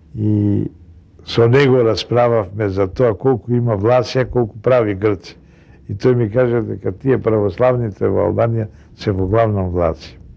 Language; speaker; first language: Macedonian; native; Macedonian